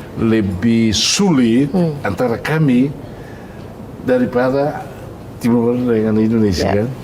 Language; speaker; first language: Indonesian; non-native, fluent; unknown